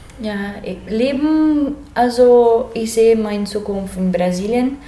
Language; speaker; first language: German; early bilingual, heritage; German